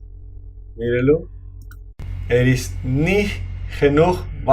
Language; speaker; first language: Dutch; non-native, learner; Spanish